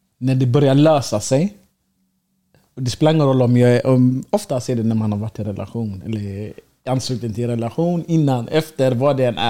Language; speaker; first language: Swedish; early bilingual, other home language; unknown